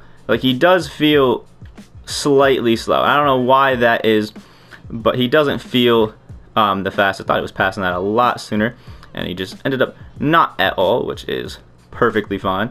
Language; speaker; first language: English; native; English